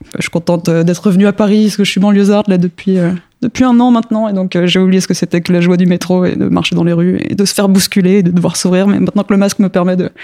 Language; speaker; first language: French; early bilingual, other home language; Spanish